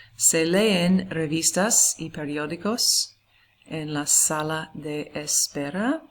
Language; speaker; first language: Spanish; non-native, fluent; English